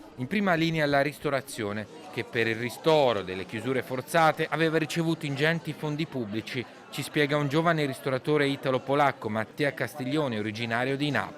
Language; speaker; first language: Italian; native; Italian